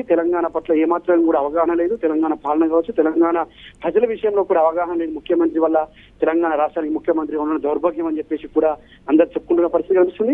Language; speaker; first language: Telugu; native; Telugu